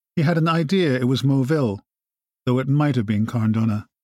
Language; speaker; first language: English; native; English